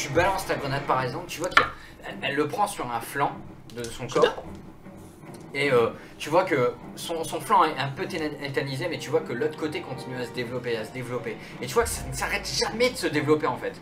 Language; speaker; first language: French; native; French